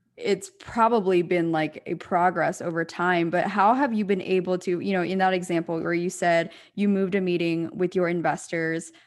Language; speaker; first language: English; native; English